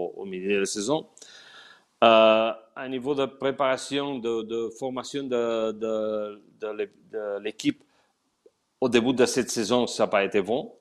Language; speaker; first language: French; non-native, learner; Spanish